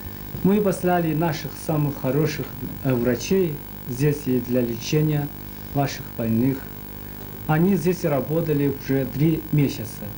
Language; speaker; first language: Russian; non-native, fluent; Chinese